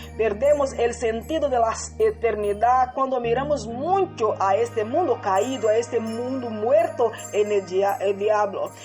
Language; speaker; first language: Spanish; non-native, fluent; Portuguese